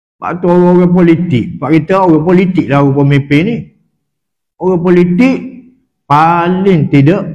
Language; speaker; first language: Malay; native; Malay